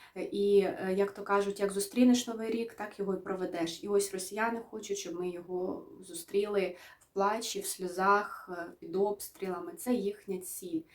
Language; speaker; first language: Ukrainian; native; Ukrainian